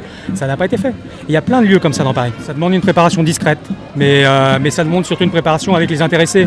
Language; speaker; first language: French; native; French